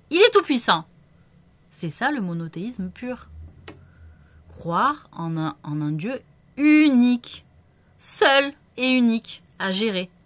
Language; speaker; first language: French; native; French